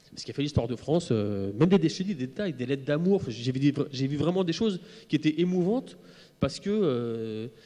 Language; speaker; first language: French; native; French